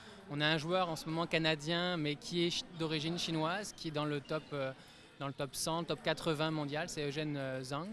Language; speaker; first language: French; native; French